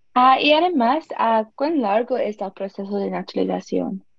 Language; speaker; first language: Spanish; non-native, learner; English